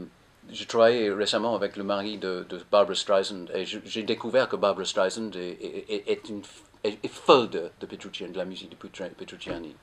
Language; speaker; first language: French; non-native, fluent; English